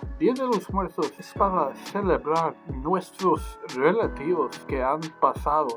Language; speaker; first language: Spanish; early bilingual, heritage; Spanish